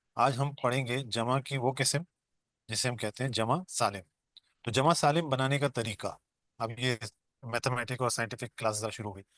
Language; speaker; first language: Urdu; non-native, local second language; Baluchi